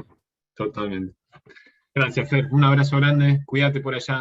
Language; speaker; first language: Spanish; native; Spanish